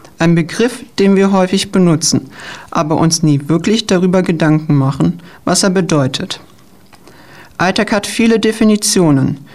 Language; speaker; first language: German; native; German